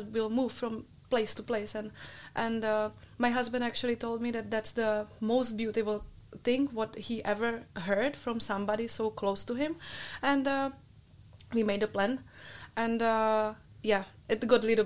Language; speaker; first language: English; non-native, fluent; Czech